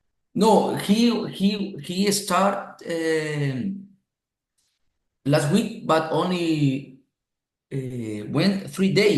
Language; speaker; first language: English; non-native, learner; Spanish